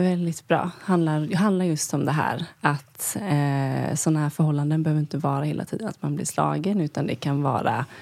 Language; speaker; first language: Swedish; native; Swedish